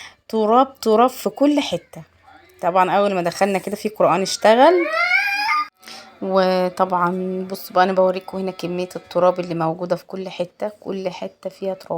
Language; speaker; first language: Arabic; native; Arabic